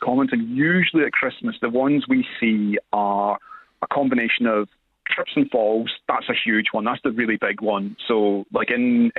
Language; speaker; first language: English; native; English